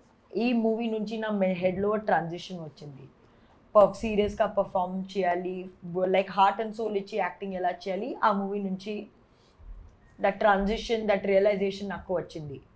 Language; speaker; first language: Telugu; non-native, learner; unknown